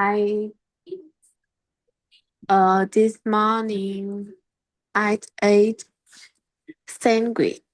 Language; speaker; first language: English; non-native, learner; Vietnamese